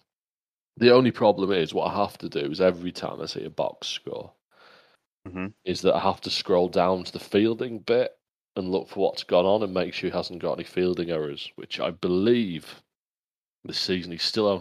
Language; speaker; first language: English; native; English